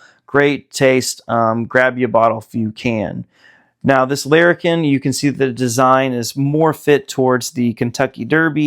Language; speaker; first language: English; native; English